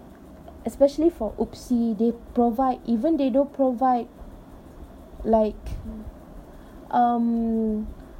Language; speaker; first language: English; non-native, local second language; Malay